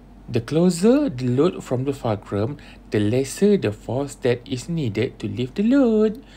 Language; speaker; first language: English; non-native, local second language; Malay